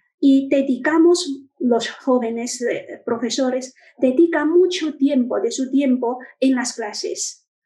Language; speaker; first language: Spanish; non-native, fluent; Chinese